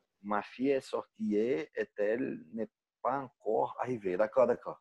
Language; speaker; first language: French; non-native, learner; Portuguese